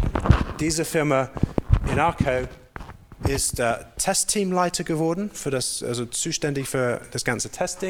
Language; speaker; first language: German; non-native, fluent; English